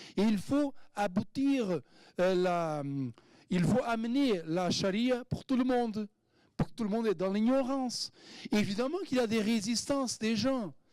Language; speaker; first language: French; non-native, fluent; Portuguese